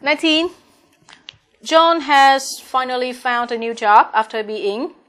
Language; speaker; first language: English; non-native, fluent; Vietnamese